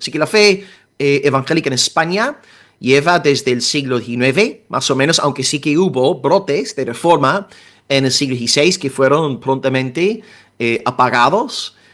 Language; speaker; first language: Spanish; non-native, fluent; English